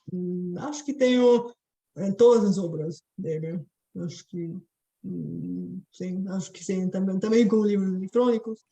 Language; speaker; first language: Portuguese; non-native, fluent; Bulgarian